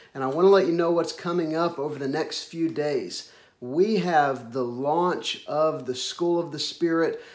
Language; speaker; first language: English; native; English